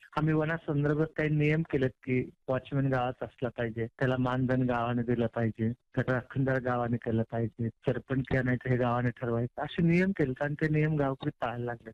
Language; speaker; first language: Marathi; non-native, local second language; Kukna